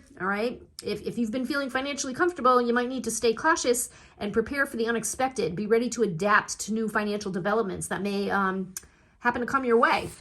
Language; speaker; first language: English; native; English